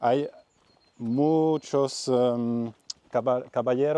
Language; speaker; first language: Spanish; non-native, learner; French